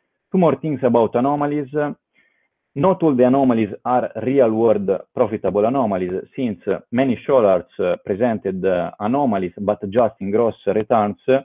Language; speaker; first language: English; non-native, fluent; Italian